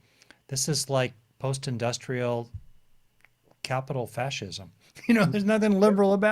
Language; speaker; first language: English; native; English